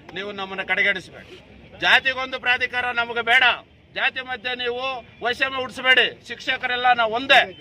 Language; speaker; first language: Kannada; native; Kannada